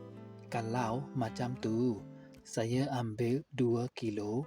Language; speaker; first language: Indonesian; non-native, learner; Burmese